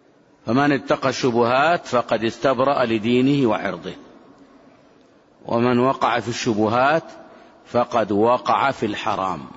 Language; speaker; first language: Arabic; native; Arabic